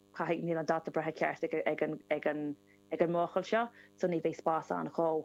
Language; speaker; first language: Irish; non-native, local second language; English